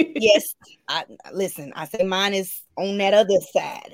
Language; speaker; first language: English; native; English